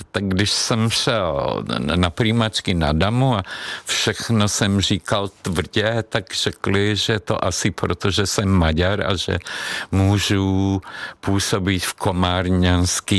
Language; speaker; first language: Czech; non-native, fluent; Hungarian